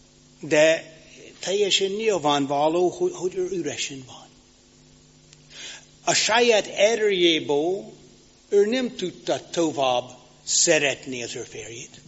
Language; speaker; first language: Hungarian; non-native, fluent; English